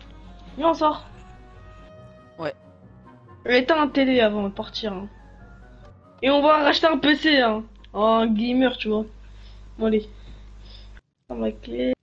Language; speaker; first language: French; native; French